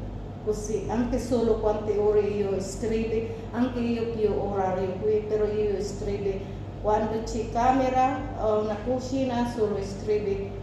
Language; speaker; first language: Italian; non-native, learner; Filipino